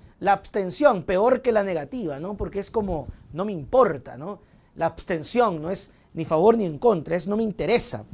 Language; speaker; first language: Spanish; native; Spanish